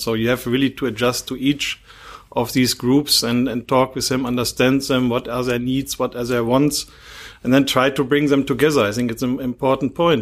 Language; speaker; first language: English; non-native, fluent; German